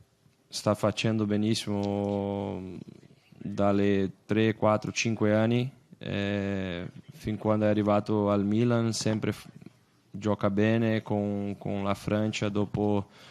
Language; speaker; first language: Italian; non-native, fluent; Portuguese